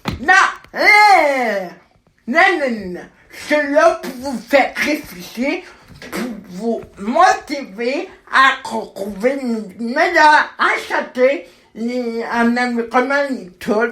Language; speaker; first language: French; native; French